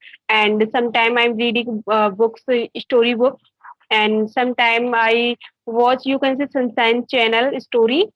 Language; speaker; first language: English; non-native, learner; Hindi